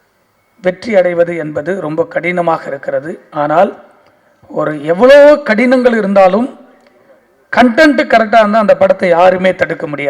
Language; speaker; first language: Tamil; native; Tamil